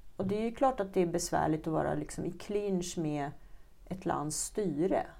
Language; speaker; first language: Swedish; early bilingual, other home language; Czech